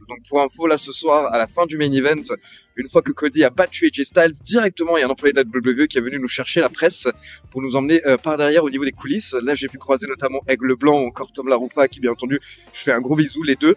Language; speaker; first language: French; native; French